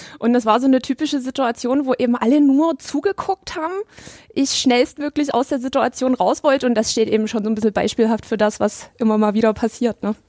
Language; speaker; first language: German; native; German